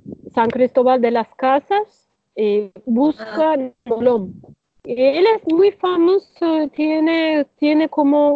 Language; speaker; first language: Spanish; non-native, learner; Turkish